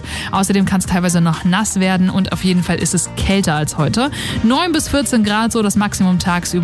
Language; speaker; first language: German; native; German